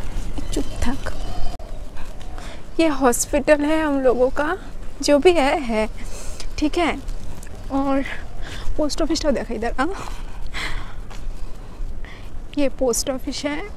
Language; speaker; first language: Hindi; non-native, local second language; Bangla